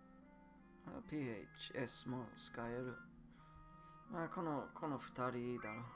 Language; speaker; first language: Japanese; non-native, learner; English